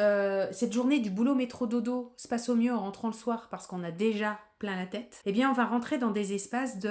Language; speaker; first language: French; native; French